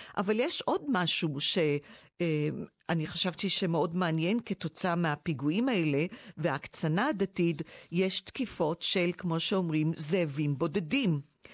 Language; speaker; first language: Hebrew; native; Hebrew